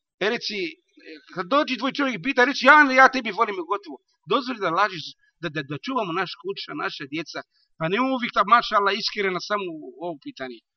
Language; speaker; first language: Bosnian; non-native, learner; Arabic